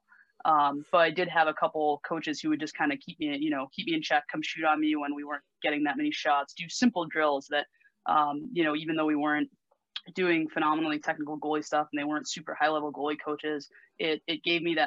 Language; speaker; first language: English; native; English